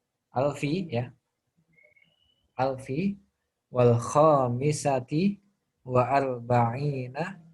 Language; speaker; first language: Arabic; non-native, fluent; Indonesian